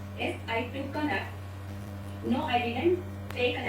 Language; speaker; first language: English; non-native, learner; Kannada